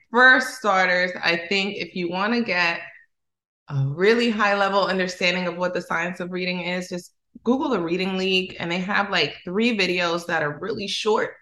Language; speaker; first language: English; non-native, fluent; Spanish